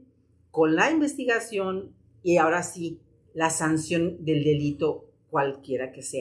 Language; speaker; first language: Spanish; native; Spanish